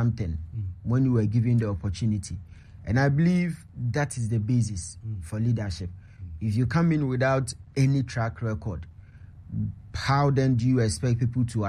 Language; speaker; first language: English; non-native, local second language; Akan